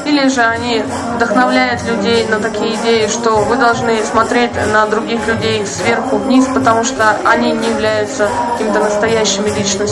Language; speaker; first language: Russian; native; Russian